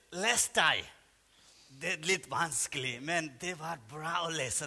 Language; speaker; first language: Norwegian; non-native, learner; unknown